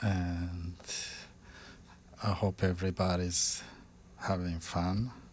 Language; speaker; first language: English; non-native, fluent; Malagasy